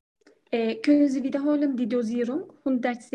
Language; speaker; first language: German; non-native, learner; Turkish